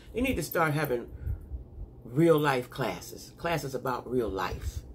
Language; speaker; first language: English; native; English